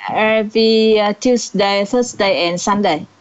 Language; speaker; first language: English; non-native, learner; Vietnamese